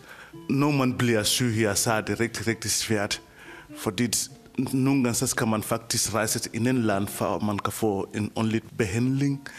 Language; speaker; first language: Danish; non-native, fluent; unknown